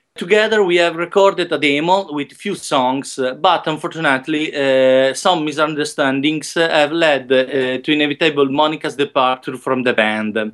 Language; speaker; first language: English; non-native, learner; Italian